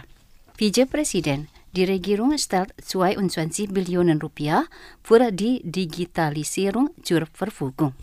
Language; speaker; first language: German; non-native, fluent; Indonesian